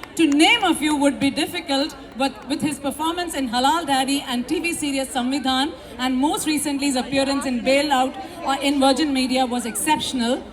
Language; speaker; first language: English; non-native, local second language; Malayalam